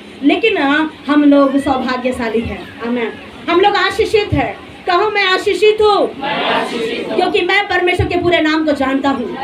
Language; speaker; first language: Hindi; native; Hindi